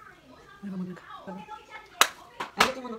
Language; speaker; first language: Spanish; early bilingual, heritage; English